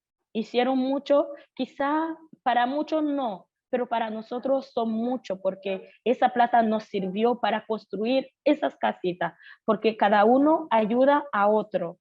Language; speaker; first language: Spanish; non-native, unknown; Haitian Creole